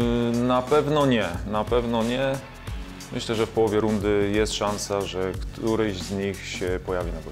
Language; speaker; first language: Polish; native; Polish